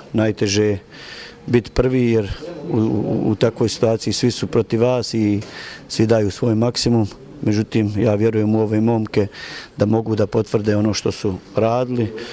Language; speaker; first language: Bosnian; native; Bosnian